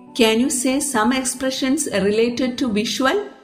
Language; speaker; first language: English; non-native, local second language; Malayalam